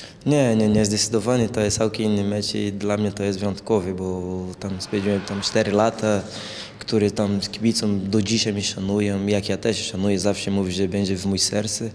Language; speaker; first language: Polish; non-native, fluent; Portuguese